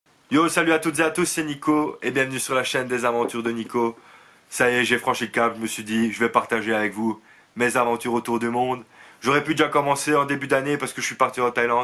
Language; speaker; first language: French; native; French